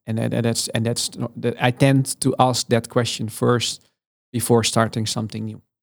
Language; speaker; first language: English; non-native, fluent; Dutch